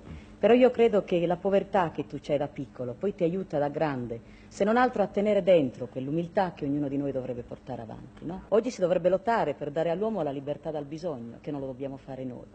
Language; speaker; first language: Italian; non-native, local second language; Sardinian